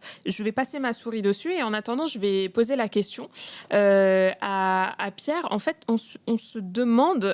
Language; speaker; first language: French; native; French